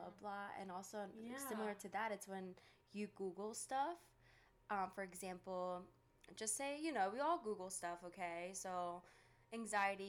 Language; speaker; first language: English; early bilingual, other home language; Greek